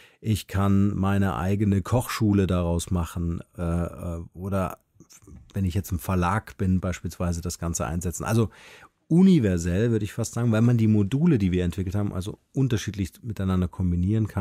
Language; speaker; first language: German; native; German